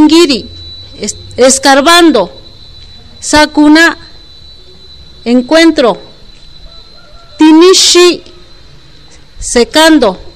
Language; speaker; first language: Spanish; non-native, local second language; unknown